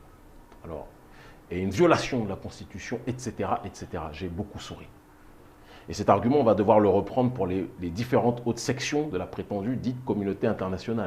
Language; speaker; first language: French; native; French